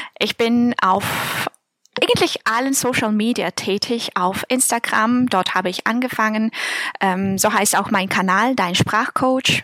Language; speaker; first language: German; non-native, fluent; Russian